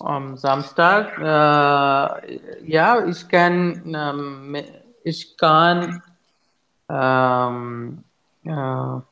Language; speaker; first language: German; non-native, learner; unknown